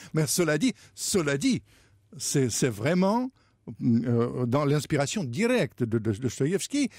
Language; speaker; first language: French; non-native, fluent; Russian